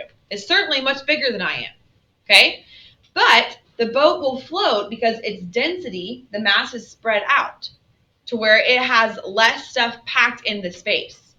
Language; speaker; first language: English; native; English